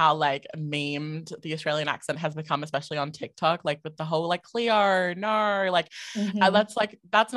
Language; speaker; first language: English; native; English